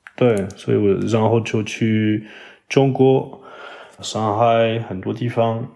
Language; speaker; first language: Chinese; non-native, learner; French